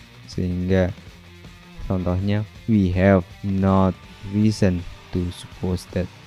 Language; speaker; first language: English; non-native, fluent; Indonesian